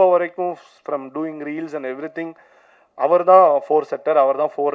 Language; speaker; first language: Tamil; native; Tamil